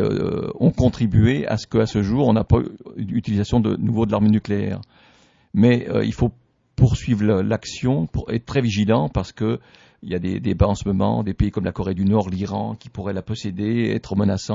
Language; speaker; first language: French; native; French